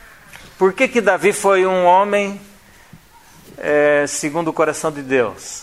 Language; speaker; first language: Portuguese; native; Portuguese